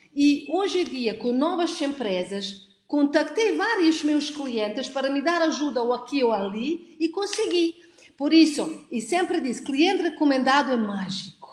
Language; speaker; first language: Portuguese; non-native, fluent; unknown